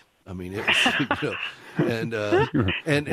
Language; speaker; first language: English; native; English